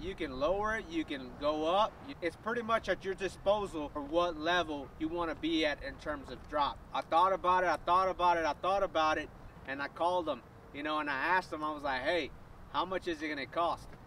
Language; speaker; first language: English; early bilingual, other home language; Spanish